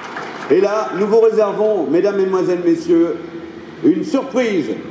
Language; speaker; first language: French; native; French